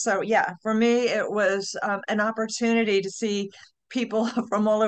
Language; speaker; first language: English; native; English